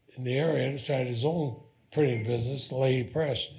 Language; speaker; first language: English; native; English